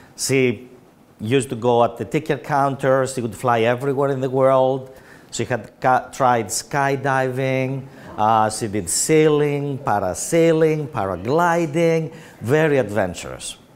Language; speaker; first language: English; non-native, fluent; Greek